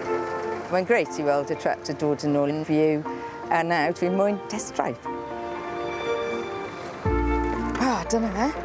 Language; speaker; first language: Welsh; non-native, learner; English